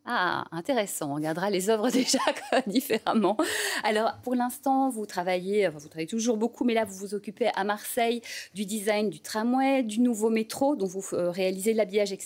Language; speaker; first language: French; native; French